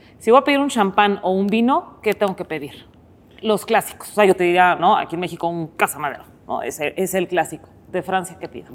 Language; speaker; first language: Spanish; native; Spanish